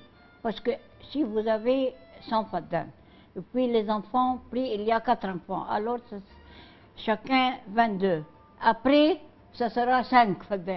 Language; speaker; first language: French; non-native, learner; Arabic